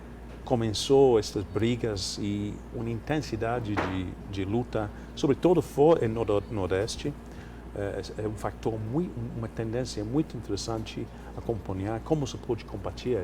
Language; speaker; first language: Portuguese; non-native, fluent; English